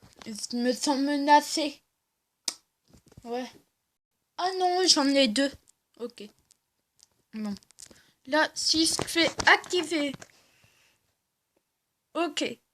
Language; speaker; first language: French; native; French